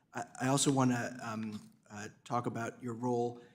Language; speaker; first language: English; native; English